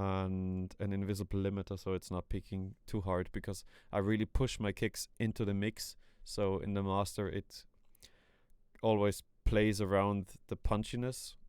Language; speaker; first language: English; non-native, fluent; German